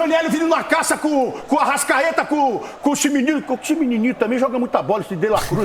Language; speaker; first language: Portuguese; native; Portuguese